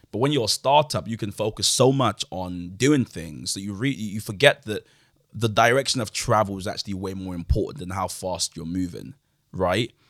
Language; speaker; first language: English; native; English